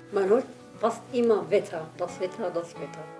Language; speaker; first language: German; non-native, learner; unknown